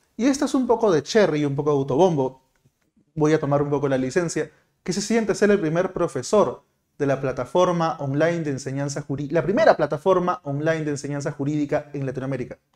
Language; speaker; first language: Spanish; native; Spanish